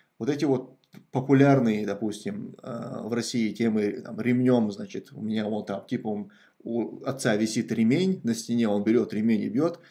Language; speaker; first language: Russian; non-native, local second language; Chechen